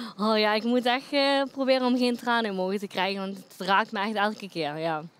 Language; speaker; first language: Dutch; early bilingual, other home language; Croatian